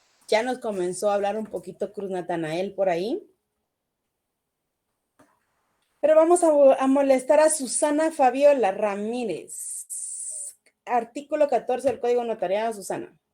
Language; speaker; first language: Spanish; native; Spanish